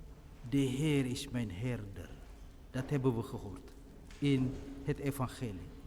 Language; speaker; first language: Dutch; non-native, fluent; Indonesian